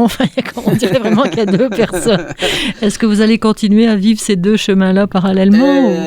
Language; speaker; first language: French; native; French